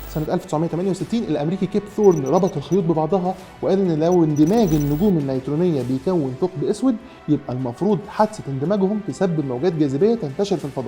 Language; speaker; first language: Arabic; native; Arabic